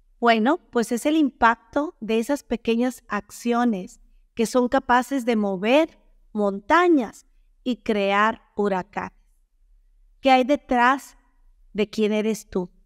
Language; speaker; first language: Spanish; native; Spanish